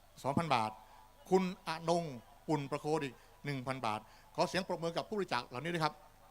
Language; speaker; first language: Thai; native; Thai